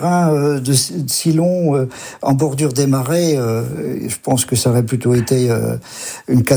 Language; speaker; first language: French; native; French